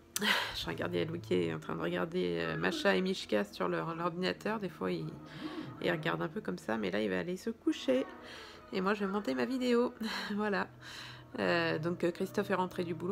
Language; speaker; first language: French; native; French